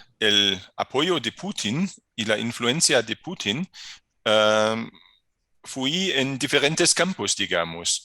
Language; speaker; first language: Spanish; non-native, fluent; German